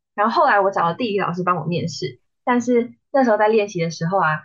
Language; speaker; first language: Chinese; native; Chinese